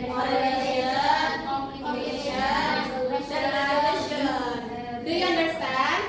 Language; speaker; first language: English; non-native, learner; Indonesian